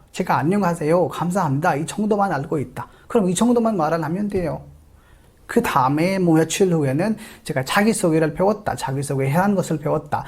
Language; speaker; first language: Korean; non-native, fluent; Hindi